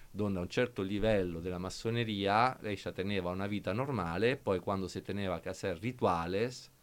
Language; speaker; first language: Spanish; non-native, learner; Italian